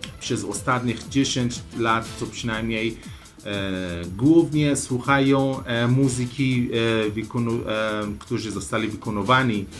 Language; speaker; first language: Polish; non-native, learner; Persian